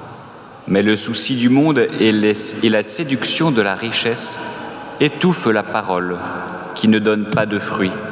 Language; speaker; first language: French; native; French